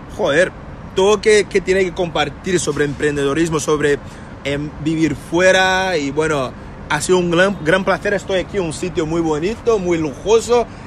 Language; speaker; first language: Spanish; non-native, fluent; Portuguese